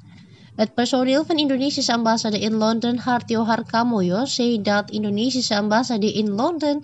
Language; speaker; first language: Dutch; non-native, fluent; Indonesian